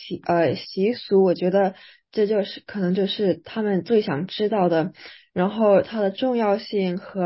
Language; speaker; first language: Chinese; early bilingual, other home language; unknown